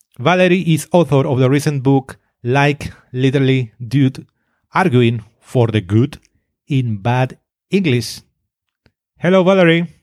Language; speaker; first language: English; non-native, fluent; Spanish